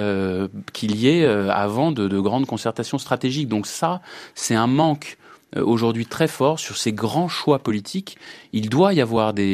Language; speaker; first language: French; native; French